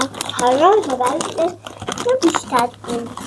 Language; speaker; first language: Persian; non-native, learner; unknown